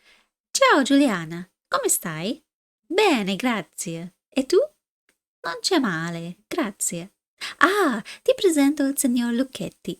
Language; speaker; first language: Italian; non-native, fluent; English